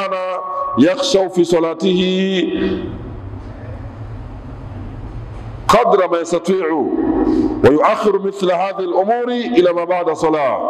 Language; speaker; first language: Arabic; non-native, fluent; Swahili